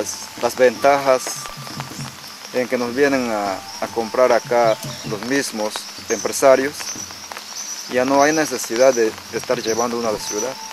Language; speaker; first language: Spanish; native; Spanish